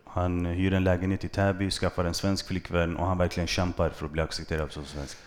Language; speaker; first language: Swedish; early bilingual, other home language; Kurdish